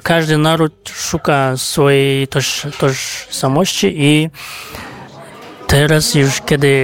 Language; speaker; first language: Polish; non-native, fluent; Kazakh